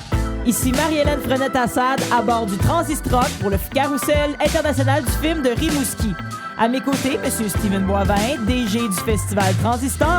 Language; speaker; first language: French; native; French